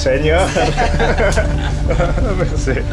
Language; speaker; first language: French; non-native, learner; Spanish